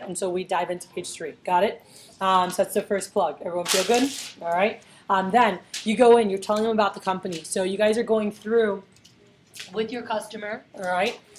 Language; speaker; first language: English; early bilingual, other home language; Spanish